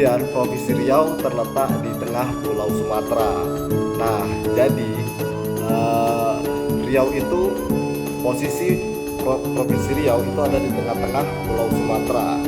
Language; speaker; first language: Indonesian; non-native, local second language; Malay